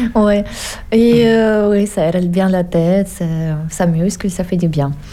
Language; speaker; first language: French; non-native, fluent; Russian